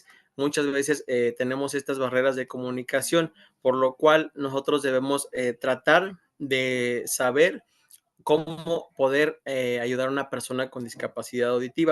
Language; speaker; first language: Spanish; native; Spanish